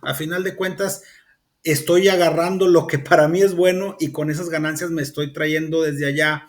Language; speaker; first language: Spanish; native; Spanish